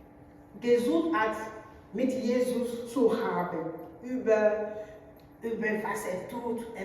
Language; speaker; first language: German; non-native, learner; French